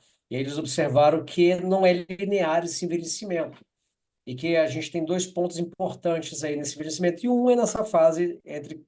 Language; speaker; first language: Portuguese; native; Portuguese